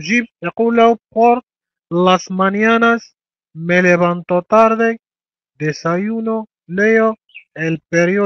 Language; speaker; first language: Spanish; non-native, fluent; Arabic